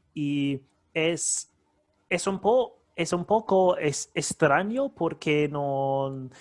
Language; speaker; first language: Spanish; non-native, learner; English